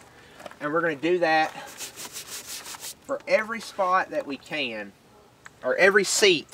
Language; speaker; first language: English; native; English